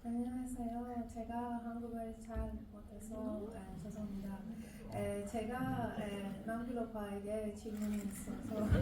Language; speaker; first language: Korean; non-native, learner; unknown